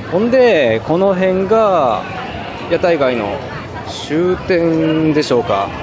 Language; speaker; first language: Japanese; native; Japanese